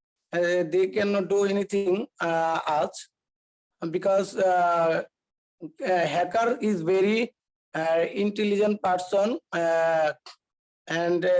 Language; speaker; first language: English; non-native, learner; Bangla